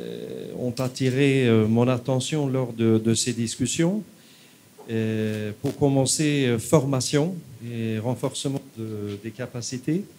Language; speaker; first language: French; non-native, fluent; Swedish